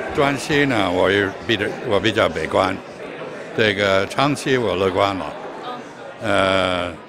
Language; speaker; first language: Chinese; non-native, fluent; English